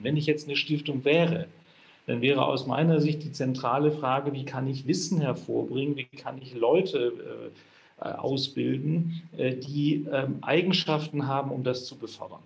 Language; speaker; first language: German; native; German